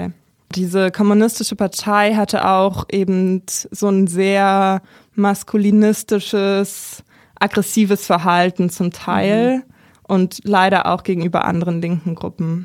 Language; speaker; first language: German; native; German